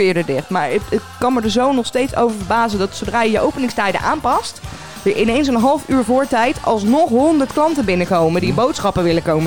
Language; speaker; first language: Dutch; native; Dutch